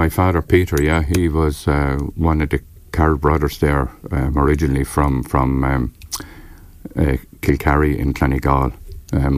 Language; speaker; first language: English; native; English